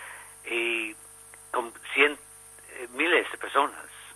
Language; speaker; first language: Spanish; non-native, learner; English